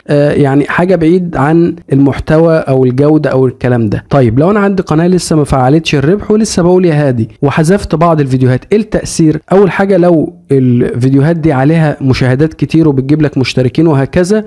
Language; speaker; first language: Arabic; native; Arabic